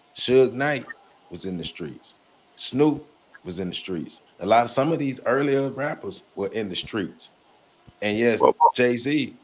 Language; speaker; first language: English; native; English